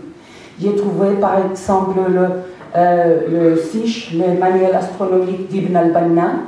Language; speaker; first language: French; non-native, fluent; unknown